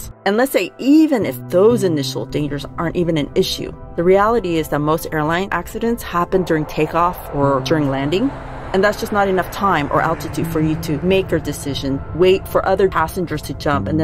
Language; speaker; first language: English; native; English